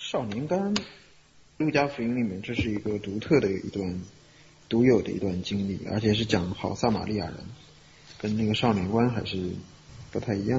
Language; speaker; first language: Chinese; native; Chinese